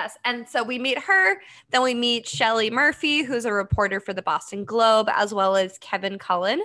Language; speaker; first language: English; native; English